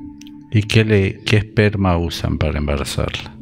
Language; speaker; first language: Spanish; native; Spanish